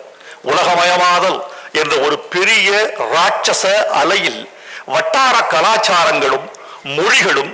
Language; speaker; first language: Tamil; native; Tamil